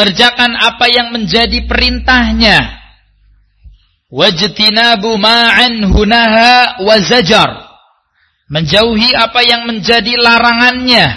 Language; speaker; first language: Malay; non-native, local second language; Javanese